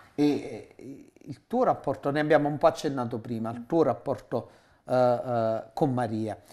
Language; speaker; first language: Italian; native; Italian